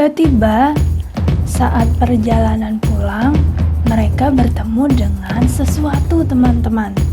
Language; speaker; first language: Indonesian; native; Indonesian